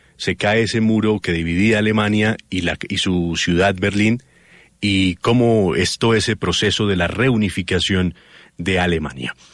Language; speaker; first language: Spanish; native; Spanish